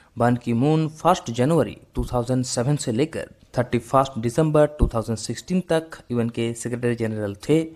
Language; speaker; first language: Hindi; non-native, local second language; Bangla